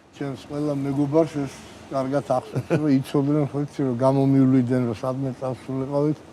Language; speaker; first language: Georgian; native; Georgian